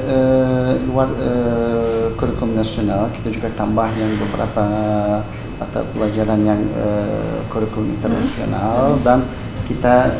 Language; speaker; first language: Indonesian; non-native, fluent; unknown